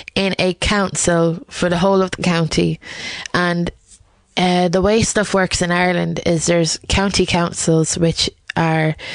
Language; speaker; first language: English; native; English